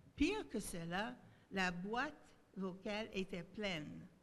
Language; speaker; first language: French; native; French